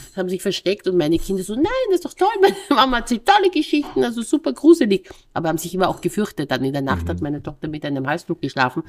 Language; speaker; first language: German; native; German